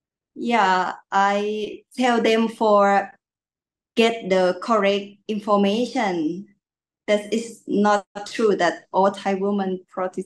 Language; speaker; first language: English; non-native, learner; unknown